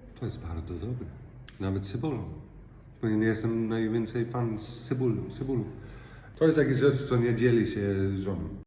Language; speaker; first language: Polish; non-native, learner; Icelandic